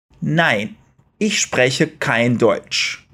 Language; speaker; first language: German; non-native, fluent; Portuguese